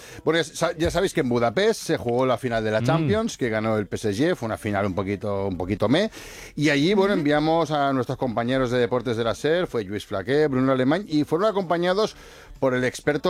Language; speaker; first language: Spanish; native; Spanish